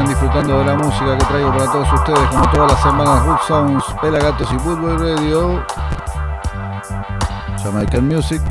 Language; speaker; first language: Spanish; native; Spanish